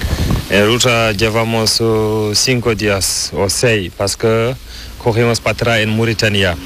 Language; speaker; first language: Spanish; non-native, learner; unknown